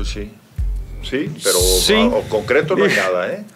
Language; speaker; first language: Spanish; native; Spanish